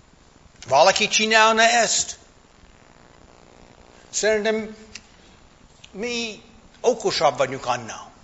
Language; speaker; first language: Hungarian; non-native, fluent; English